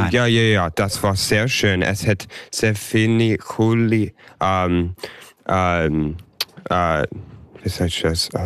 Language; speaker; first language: German; early bilingual, heritage; English